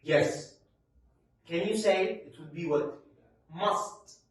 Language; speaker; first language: English; non-native, fluent; Arabic